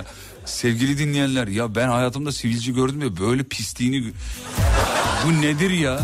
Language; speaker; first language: Turkish; native; Turkish